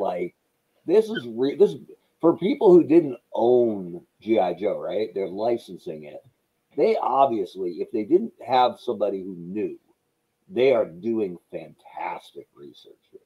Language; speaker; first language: English; native; English